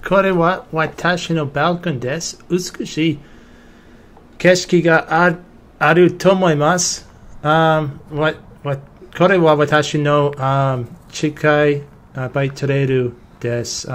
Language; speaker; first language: Japanese; non-native, learner; English